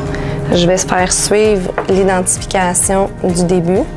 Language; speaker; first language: French; native; French